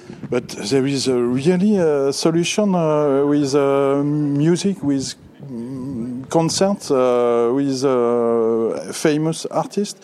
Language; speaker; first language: English; non-native, learner; French